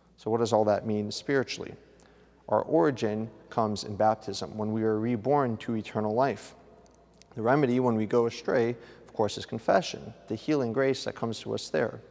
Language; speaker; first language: English; native; English